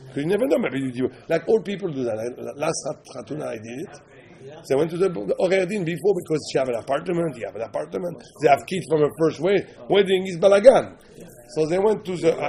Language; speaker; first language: English; non-native, learner; French